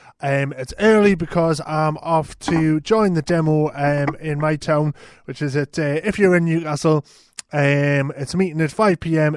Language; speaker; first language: English; native; English